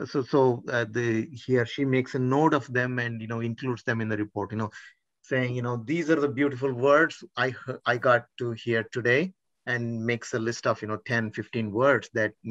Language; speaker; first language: English; non-native, local second language; Kannada